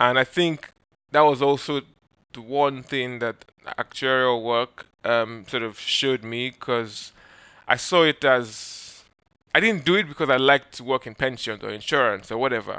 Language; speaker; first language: English; non-native, local second language; Yoruba